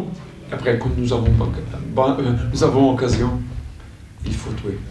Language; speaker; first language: French; non-native, fluent; Portuguese